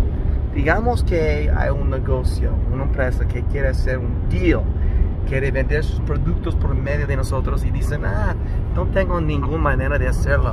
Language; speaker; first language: Spanish; early bilingual, heritage; English